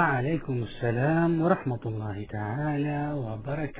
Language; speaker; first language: Arabic; non-native, fluent; Malay